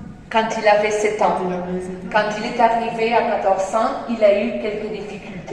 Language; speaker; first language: French; non-native, fluent; Spanish